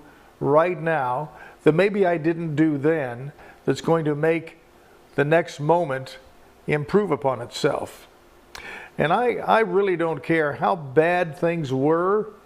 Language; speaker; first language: English; native; English